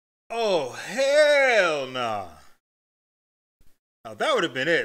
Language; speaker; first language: English; native; English